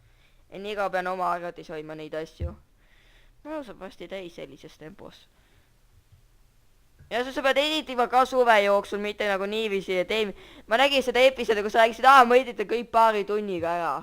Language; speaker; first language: Estonian; native; Estonian